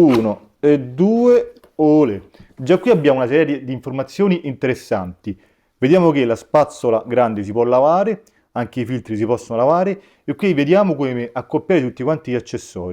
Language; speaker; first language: Italian; native; Italian